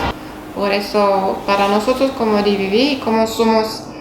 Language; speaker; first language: Spanish; non-native, fluent; German